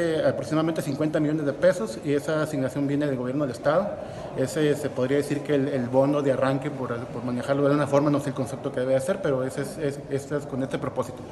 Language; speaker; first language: Spanish; native; Spanish